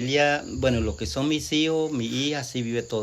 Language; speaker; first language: Spanish; non-native, local second language; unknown